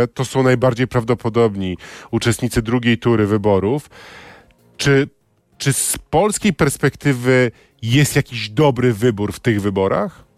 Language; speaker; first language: Polish; native; Polish